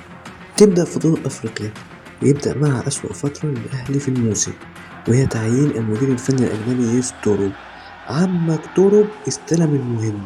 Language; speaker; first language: Arabic; native; Arabic